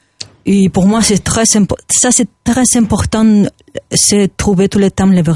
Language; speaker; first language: French; non-native, learner; Spanish